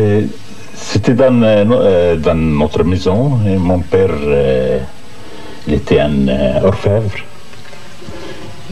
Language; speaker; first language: French; non-native, fluent; Arabic